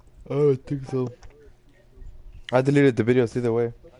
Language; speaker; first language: English; early bilingual, other home language; Spanish